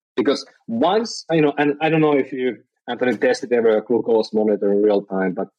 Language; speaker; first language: English; non-native, fluent; Finnish